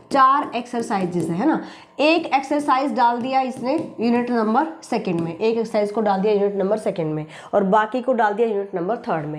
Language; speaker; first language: Hindi; native; Hindi